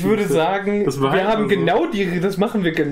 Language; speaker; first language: German; native; German